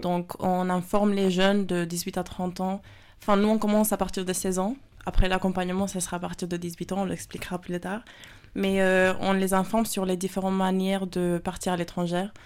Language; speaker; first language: French; non-native, fluent; Spanish